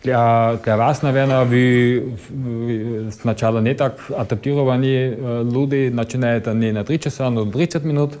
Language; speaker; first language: Russian; non-native, learner; German